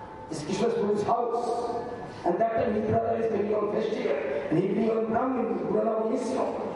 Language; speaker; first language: English; non-native, local second language; Bangla